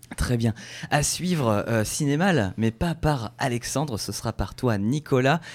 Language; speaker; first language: French; native; French